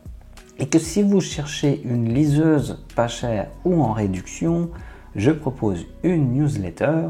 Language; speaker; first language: French; native; French